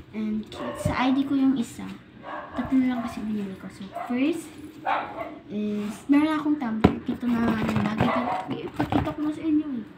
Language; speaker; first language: Filipino; non-native, local second language; Cebuano